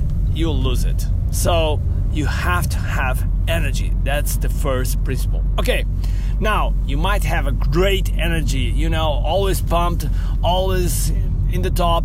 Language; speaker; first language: English; non-native, fluent; Portuguese